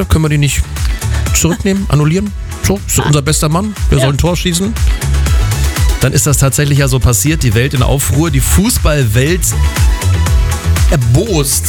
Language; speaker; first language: German; native; German